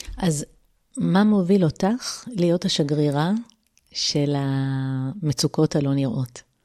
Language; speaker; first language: Hebrew; native; Hebrew